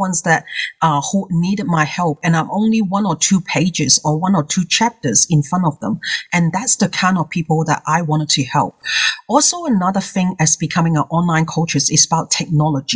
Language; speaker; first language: English; non-native, local second language; Cantonese